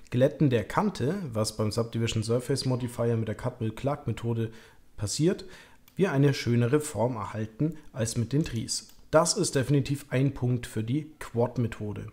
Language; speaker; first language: German; native; German